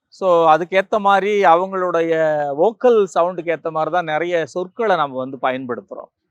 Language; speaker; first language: Tamil; native; Tamil